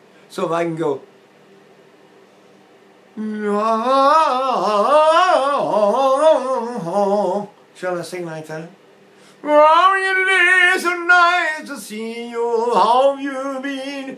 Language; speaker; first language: English; native; English